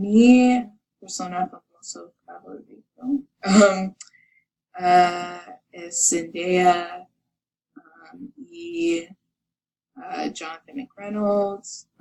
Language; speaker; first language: Spanish; non-native, learner; English